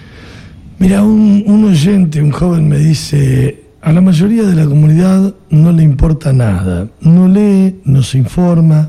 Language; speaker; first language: Spanish; native; Spanish